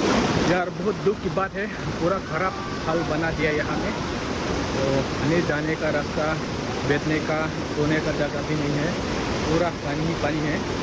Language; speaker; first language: Hindi; non-native, local second language; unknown